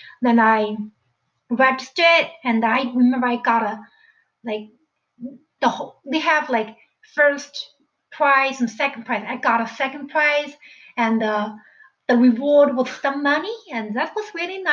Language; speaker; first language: English; non-native, fluent; Chinese